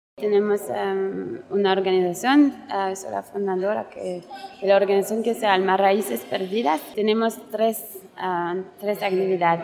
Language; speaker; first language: Spanish; non-native, learner; French